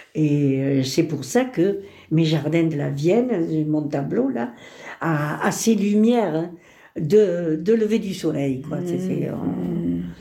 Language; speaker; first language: French; early bilingual, other home language; Spanish